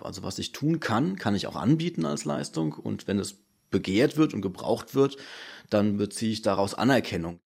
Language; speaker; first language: German; native; German